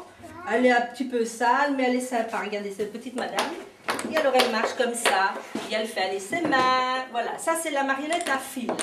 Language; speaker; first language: French; native; French